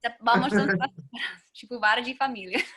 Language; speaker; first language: Portuguese; non-native, fluent; English